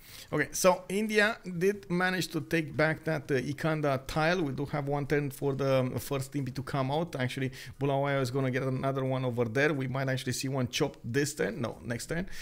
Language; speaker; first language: English; non-native, fluent; Romanian